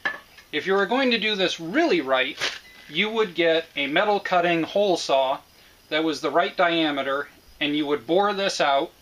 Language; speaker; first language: English; native; English